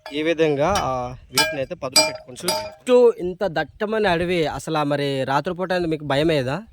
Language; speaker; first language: Telugu; non-native, local second language; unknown